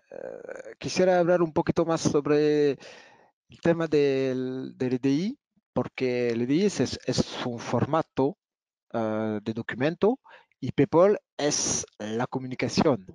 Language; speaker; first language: Spanish; non-native, fluent; French